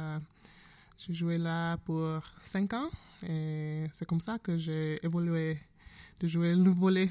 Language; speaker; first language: French; non-native, learner; English